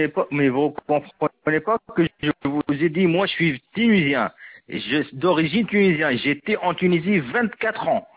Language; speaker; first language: French; non-native, local second language; Arabic